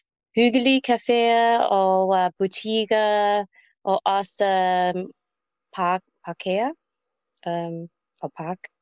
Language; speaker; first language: Danish; non-native, learner; English